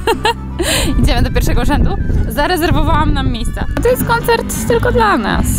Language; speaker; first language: Polish; native; Polish